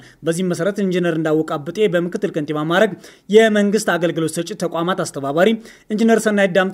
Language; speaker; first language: Amharic; native; Amharic